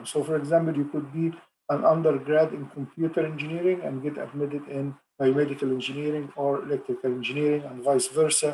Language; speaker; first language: English; non-native, fluent; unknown